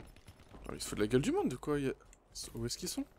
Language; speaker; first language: French; native; French